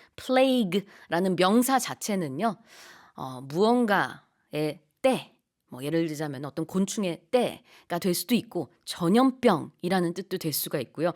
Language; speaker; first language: Korean; native; Korean